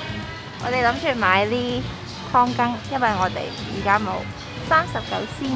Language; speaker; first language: Cantonese; early bilingual, heritage; Cantonese